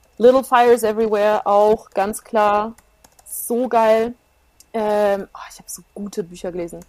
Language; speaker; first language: German; early bilingual, other home language; Plautdietsch